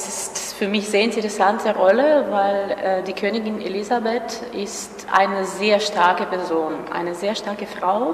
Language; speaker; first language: German; non-native, fluent; Russian